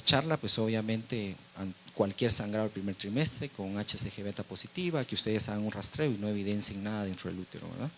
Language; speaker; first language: Spanish; native; Spanish